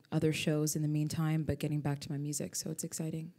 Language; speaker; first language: English; native; English